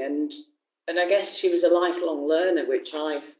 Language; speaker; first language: English; native; English